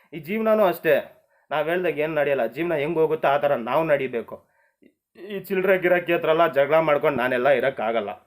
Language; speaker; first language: Kannada; non-native, local second language; Marathi